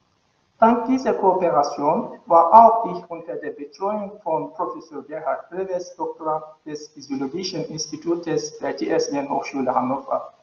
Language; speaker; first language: German; non-native, fluent; Turkish